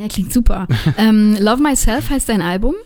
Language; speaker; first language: German; native; German